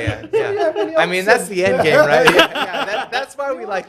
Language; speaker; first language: English; native; English